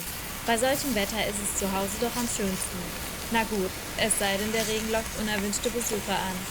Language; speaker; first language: German; native; German